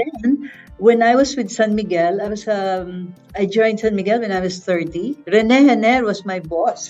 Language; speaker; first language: English; non-native, local second language; Filipino